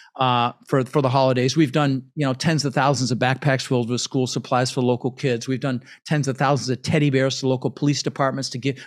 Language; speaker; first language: English; early bilingual, other home language; Dutch